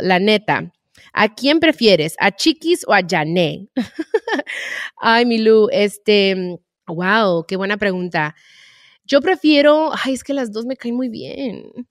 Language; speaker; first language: Spanish; early bilingual, heritage; Spanish